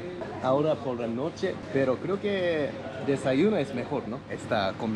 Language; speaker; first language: Spanish; non-native, fluent; Japanese